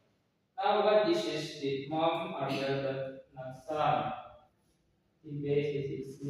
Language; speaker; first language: English; non-native, learner; Indonesian